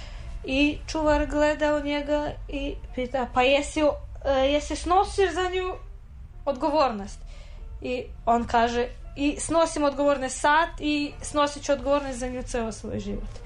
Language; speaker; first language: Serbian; non-native, fluent; Russian